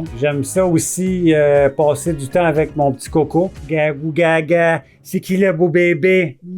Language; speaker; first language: French; native; French